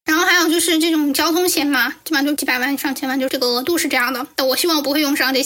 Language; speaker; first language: Chinese; native; Chinese